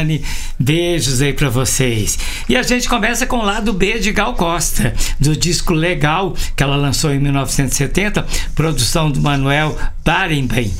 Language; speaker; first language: Portuguese; native; Portuguese